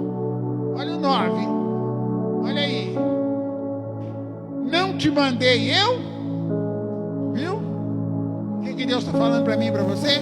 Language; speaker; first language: Portuguese; native; Portuguese